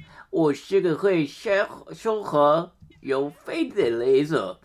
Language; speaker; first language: Chinese; non-native, learner; Japanese